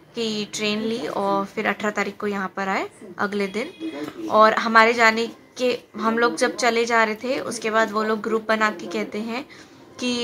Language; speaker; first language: Hindi; native; Hindi